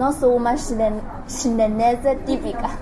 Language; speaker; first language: Portuguese; non-native, learner; Chinese